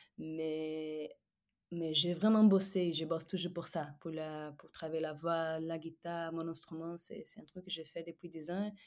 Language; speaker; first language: French; non-native, fluent; Portuguese